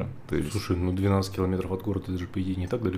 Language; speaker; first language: Russian; native; Russian